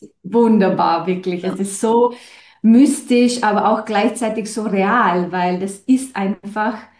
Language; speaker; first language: German; non-native, fluent; Romanian